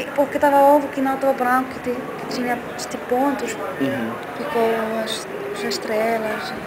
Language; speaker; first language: Portuguese; non-native, learner; Finnish